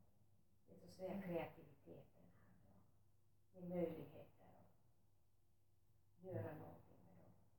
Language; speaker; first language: Swedish; non-native, local second language; Finnish